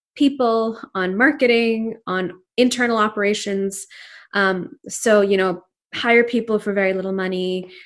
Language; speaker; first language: English; non-native, local second language; Urdu